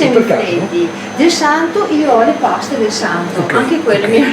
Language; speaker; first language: Italian; native; Italian